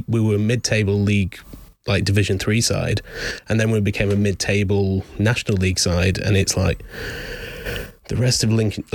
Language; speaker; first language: English; native; English